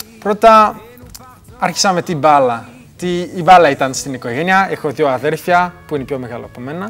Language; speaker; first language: Greek; early bilingual, heritage; Greek